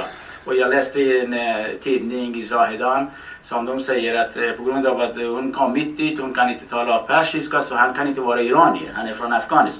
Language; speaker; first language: Swedish; non-native, fluent; Baluchi